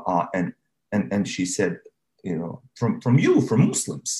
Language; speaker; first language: English; non-native, fluent; Bosnian